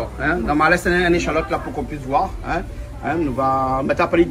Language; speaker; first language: French; non-native, local second language; Réunion Creole French